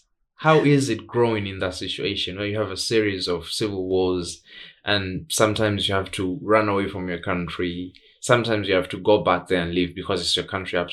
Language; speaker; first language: English; non-native, local second language; Swahili